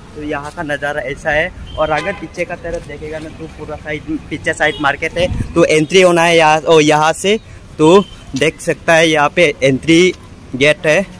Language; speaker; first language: Hindi; non-native, local second language; Assamese